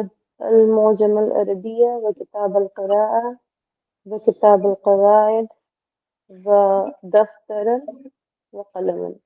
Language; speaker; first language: Arabic; non-native, learner; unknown